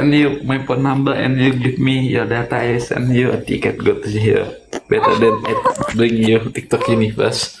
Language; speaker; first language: English; non-native, learner; Indonesian